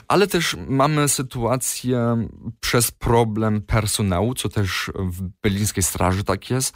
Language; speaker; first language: Polish; early bilingual, heritage; Polish